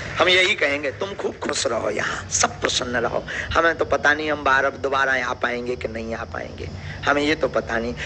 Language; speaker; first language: Hindi; native; Hindi